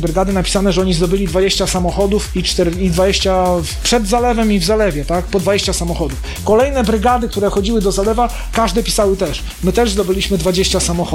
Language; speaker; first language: Polish; native; Polish